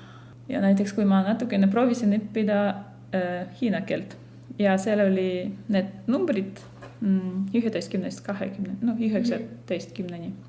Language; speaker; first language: Estonian; non-native, fluent; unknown